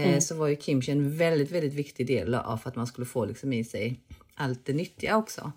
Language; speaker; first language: Swedish; early bilingual, other home language; Korean